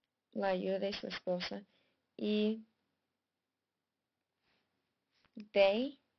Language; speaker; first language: Spanish; non-native, fluent; English